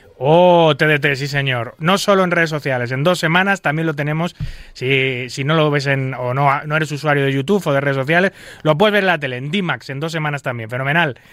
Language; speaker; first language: Spanish; native; Spanish